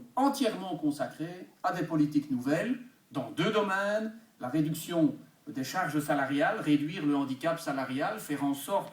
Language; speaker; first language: French; native; French